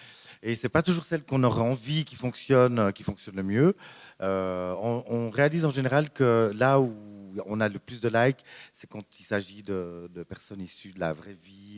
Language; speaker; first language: French; native; French